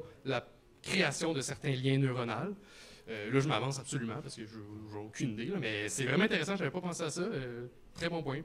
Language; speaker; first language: French; native; French